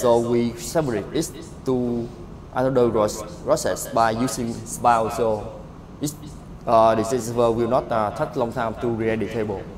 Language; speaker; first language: English; non-native, learner; Vietnamese